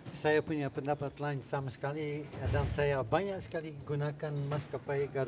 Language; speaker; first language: Indonesian; non-native, fluent; Dutch